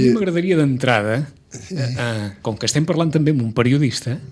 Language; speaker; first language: Catalan; native; Catalan